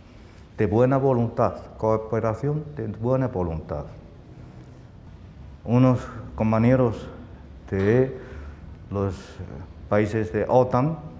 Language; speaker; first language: Spanish; non-native, fluent; Chinese